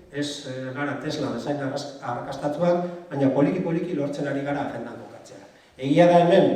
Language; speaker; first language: Basque; non-native, local second language; Spanish